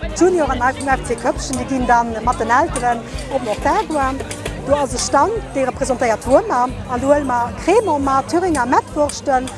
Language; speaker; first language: Luxembourgish; early bilingual, other home language; Portuguese